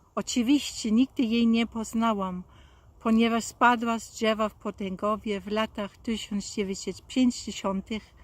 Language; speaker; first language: Polish; non-native, fluent; German